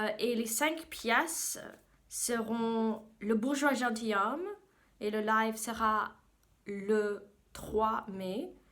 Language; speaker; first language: French; non-native, fluent; English